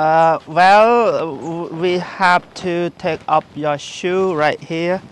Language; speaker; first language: English; non-native, learner; Khmer